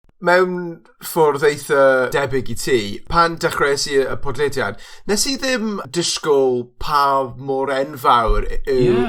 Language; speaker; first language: Welsh; non-native, local second language; English